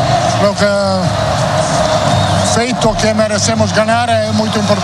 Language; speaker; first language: Portuguese; non-native, learner; Italian